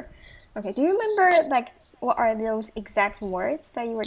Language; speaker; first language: English; non-native, fluent; Chinese